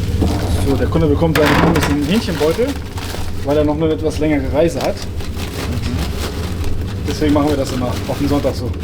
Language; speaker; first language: German; native; German